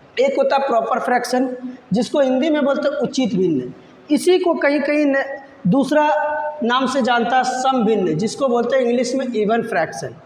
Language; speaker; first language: Hindi; native; Hindi